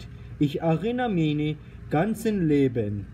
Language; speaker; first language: German; non-native, learner; English